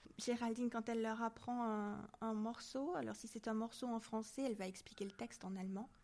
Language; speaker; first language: French; native; French